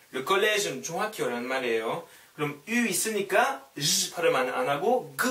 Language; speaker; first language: Korean; non-native, fluent; French